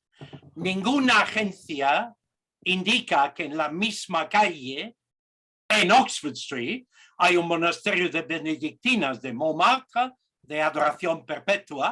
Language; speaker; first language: Spanish; non-native, fluent; English